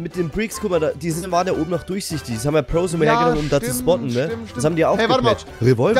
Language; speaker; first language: German; native; German